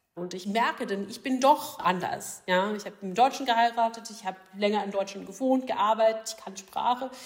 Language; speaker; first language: German; non-native, fluent; English